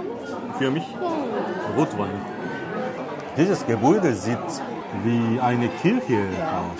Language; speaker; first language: German; non-native, fluent; Korean